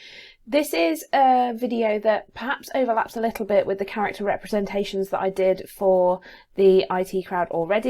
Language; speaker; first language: English; native; English